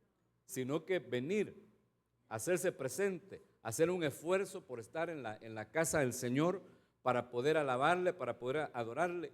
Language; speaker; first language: Spanish; native; Spanish